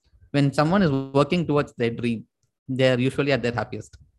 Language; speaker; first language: English; non-native, local second language; Tamil